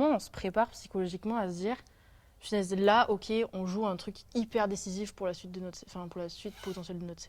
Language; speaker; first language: French; native; French